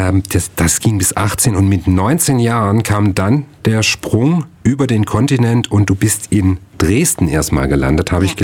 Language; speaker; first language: German; native; German